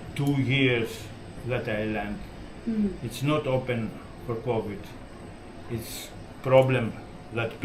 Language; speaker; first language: English; non-native, learner; Greek